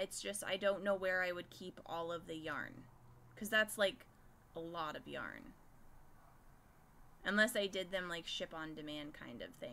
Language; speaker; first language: English; native; English